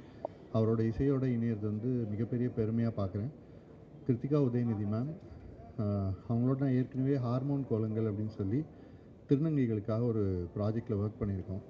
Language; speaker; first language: Tamil; native; Tamil